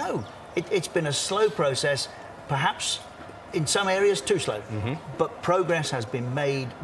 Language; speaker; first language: English; native; English